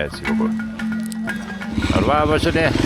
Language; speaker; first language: French; non-native, learner; Italian